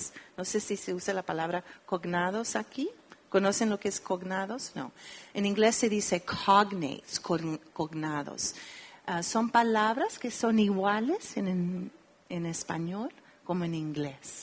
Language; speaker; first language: Spanish; early bilingual, heritage; Spanish